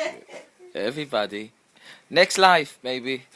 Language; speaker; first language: English; non-native, learner; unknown